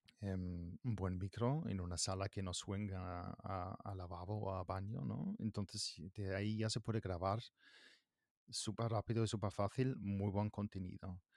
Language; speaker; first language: Spanish; non-native, fluent; German